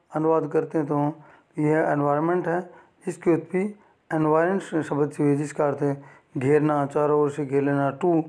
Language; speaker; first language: Hindi; native; Hindi